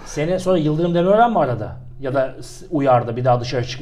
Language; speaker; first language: Turkish; native; Turkish